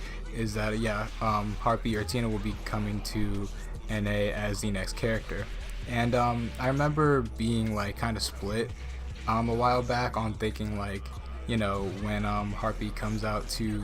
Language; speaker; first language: English; native; English